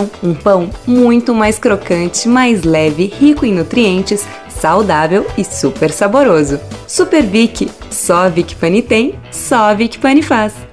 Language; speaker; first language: Portuguese; native; Portuguese